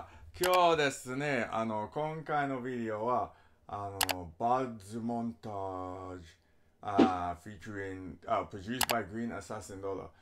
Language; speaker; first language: Japanese; non-native, learner; English